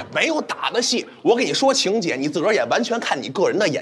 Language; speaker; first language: Chinese; native; Chinese